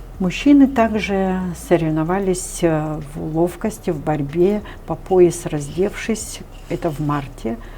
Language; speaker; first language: Russian; non-native, local second language; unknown